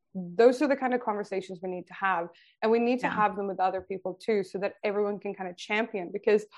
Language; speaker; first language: English; non-native, fluent; Swedish